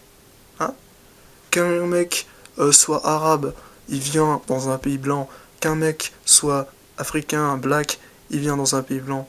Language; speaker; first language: French; native; French